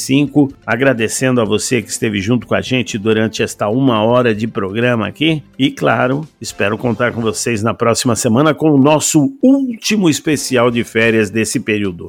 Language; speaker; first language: Portuguese; native; Portuguese